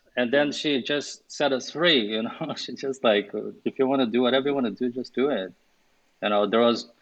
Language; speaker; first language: English; non-native, fluent; Portuguese